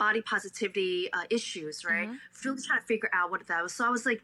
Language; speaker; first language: English; early bilingual, other home language; Cantonese